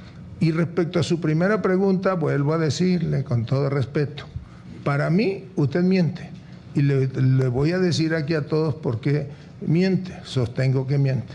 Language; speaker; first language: Spanish; native; Spanish